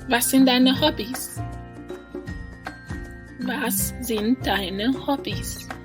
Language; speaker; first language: German; non-native, fluent; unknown